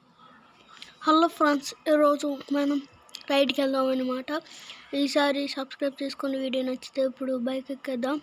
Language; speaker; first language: Telugu; native; Telugu